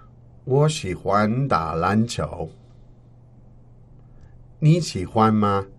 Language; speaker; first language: Chinese; non-native, learner; English